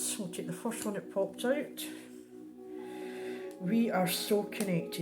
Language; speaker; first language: English; native; English